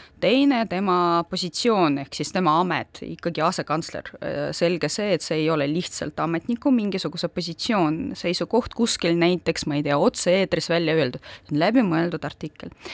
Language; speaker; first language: Estonian; non-native, local second language; Russian